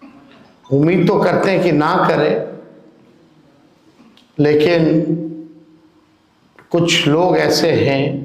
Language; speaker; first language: Hindi; native; Hindi